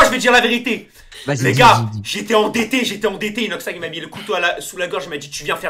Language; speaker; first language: French; native; French